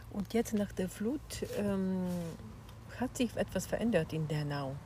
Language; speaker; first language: German; native; German